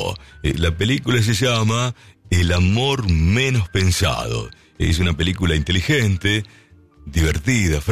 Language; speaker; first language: Spanish; native; Spanish